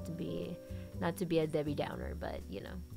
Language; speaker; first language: English; native; English